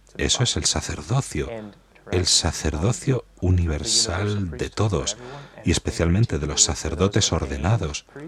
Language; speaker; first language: Spanish; non-native, fluent; English